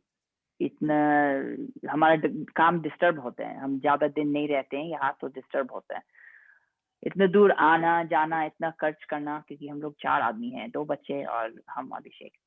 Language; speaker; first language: Hindi; non-native, fluent; English